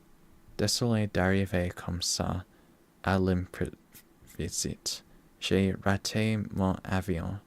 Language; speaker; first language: French; non-native, learner; English